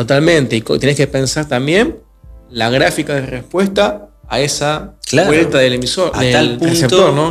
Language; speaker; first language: Spanish; native; Spanish